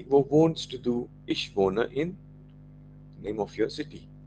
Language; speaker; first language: German; non-native, learner; Marathi